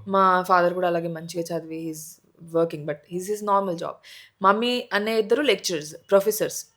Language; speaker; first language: Telugu; native; Telugu